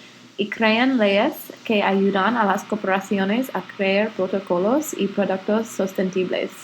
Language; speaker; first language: Spanish; non-native, learner; English